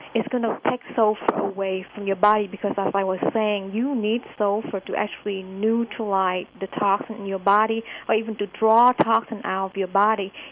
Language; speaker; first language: English; early bilingual, other home language; Vietnamese